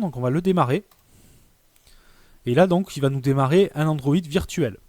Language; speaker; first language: French; native; French